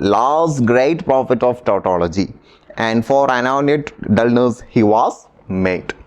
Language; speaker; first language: English; non-native, local second language; Malayalam